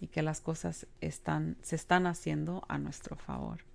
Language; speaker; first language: Spanish; early bilingual, heritage; Spanish